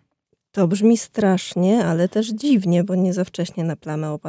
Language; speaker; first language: Polish; native; Polish